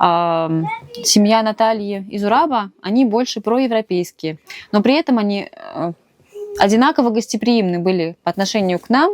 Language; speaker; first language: Russian; native; Russian